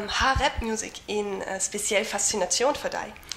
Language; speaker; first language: Danish; non-native, learner; German